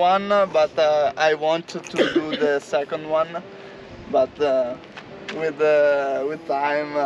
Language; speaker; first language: English; non-native, learner; Italian